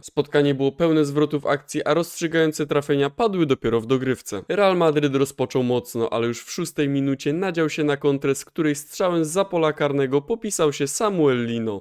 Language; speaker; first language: Polish; native; Polish